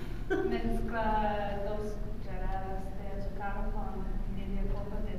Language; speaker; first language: Spanish; non-native, learner; English